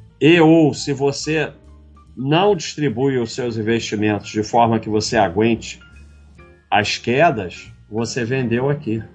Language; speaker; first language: Portuguese; native; Portuguese